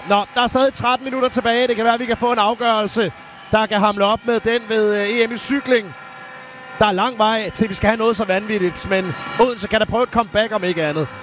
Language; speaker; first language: Danish; native; Danish